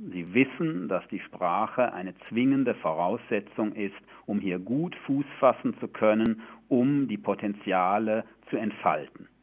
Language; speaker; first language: German; native; German